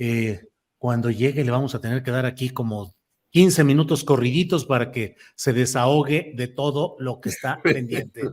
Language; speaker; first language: Spanish; native; Spanish